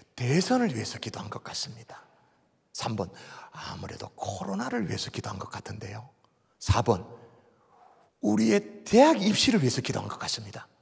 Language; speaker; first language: Korean; native; Korean